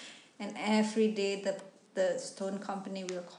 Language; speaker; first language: English; non-native, fluent; Indonesian